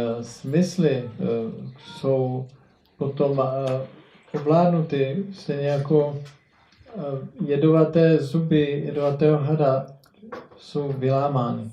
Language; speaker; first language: Czech; native; Czech